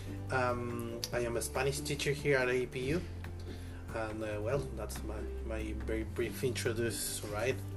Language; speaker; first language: English; non-native, fluent; Spanish